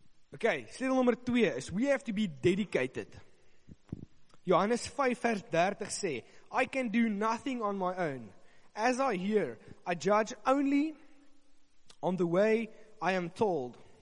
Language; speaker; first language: English; non-native, local second language; Afrikaans